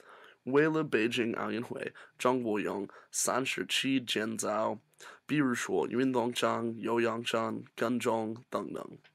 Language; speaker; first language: Chinese; non-native, learner; English